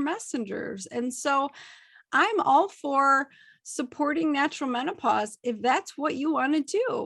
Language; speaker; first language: English; native; English